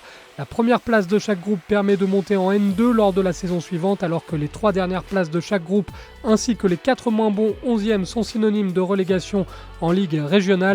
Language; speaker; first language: French; native; French